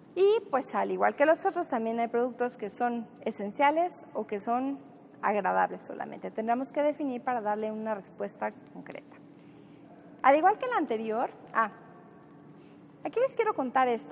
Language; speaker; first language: Spanish; native; Spanish